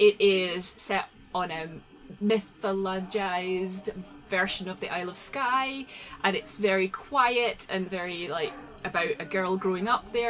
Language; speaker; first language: English; native; English